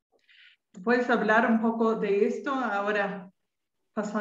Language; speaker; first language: Spanish; non-native, fluent; English